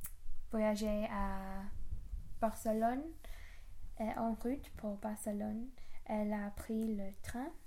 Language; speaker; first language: French; non-native, learner; English